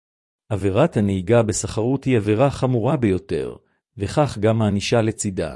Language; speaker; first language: Hebrew; native; Hebrew